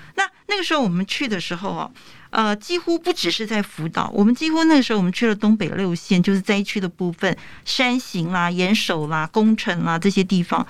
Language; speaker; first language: Chinese; native; Chinese